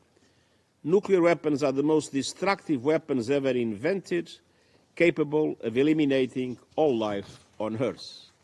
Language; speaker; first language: English; non-native, fluent; Portuguese